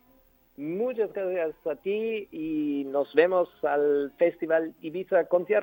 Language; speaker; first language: Spanish; non-native, learner; German